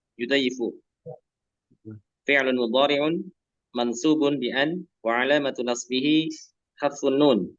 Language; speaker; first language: Arabic; non-native, learner; Indonesian